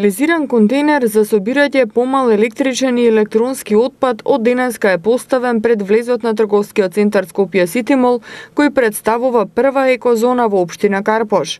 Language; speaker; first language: Macedonian; native; Macedonian